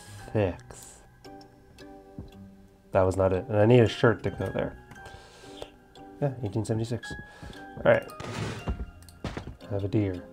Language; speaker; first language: English; native; English